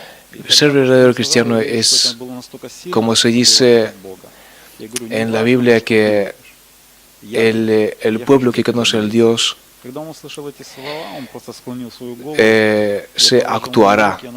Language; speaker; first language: Spanish; non-native, fluent; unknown